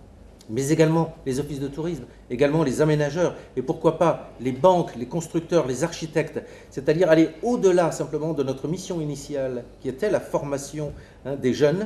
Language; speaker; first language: French; native; French